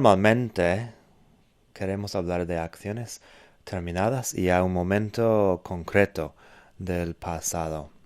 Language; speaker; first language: Spanish; non-native, fluent; English